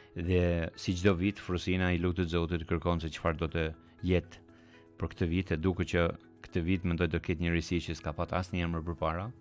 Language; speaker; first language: Albanian; early bilingual, heritage; Albanian